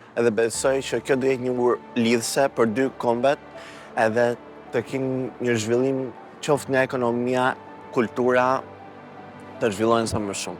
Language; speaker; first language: Albanian; native; Albanian